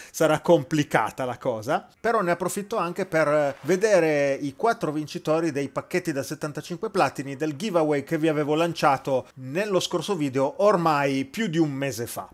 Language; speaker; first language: Italian; native; Italian